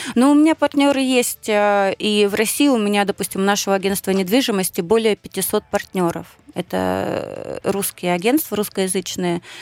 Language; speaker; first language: Russian; native; Russian